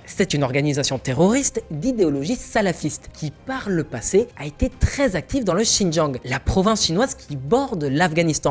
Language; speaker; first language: French; native; French